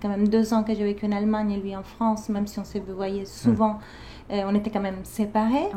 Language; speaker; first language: French; non-native, fluent; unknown